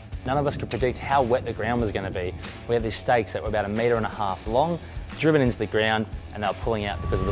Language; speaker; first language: English; native; English